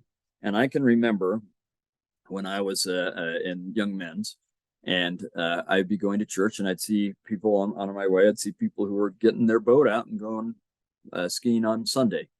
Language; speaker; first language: English; native; English